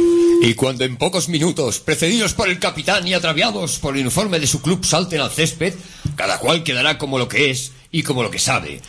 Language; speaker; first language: Spanish; native; Spanish